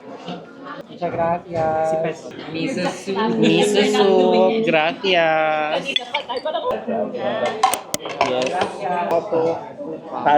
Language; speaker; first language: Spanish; non-native, learner; Filipino